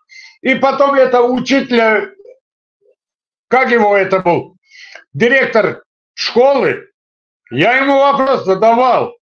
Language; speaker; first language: Russian; non-native, local second language; Tajik